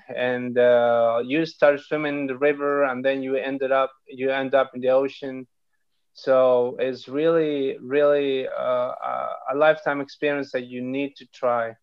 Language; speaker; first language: English; non-native, fluent; Spanish